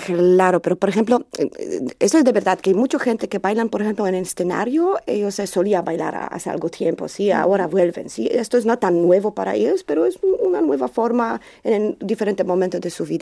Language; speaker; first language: Spanish; non-native, learner; Polish